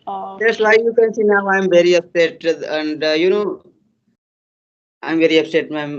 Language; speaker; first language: English; non-native, learner; Hindi